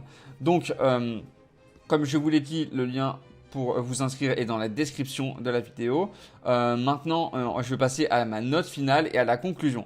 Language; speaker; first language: French; native; French